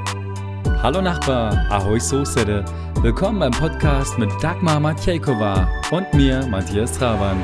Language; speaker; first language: German; native; German